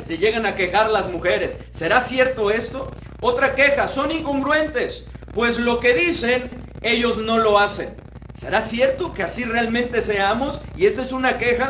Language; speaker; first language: Spanish; native; Spanish